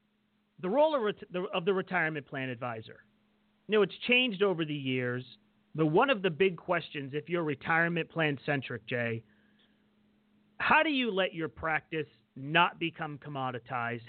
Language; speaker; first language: English; native; English